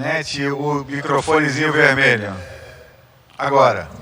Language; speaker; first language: Portuguese; native; Portuguese